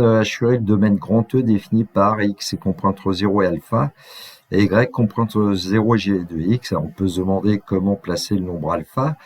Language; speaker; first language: French; native; French